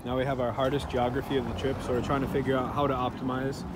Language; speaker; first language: English; native; English